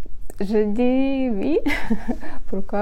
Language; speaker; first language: French; non-native, learner; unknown